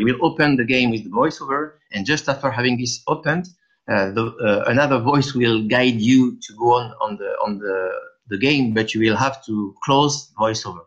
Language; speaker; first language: English; non-native, fluent; French